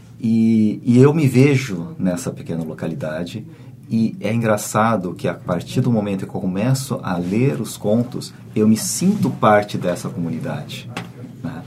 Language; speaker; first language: Portuguese; native; Portuguese